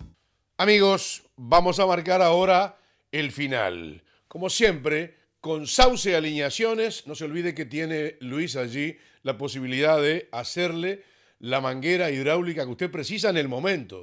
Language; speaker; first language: Spanish; native; Spanish